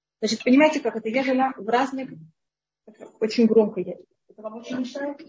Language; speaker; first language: Russian; native; Russian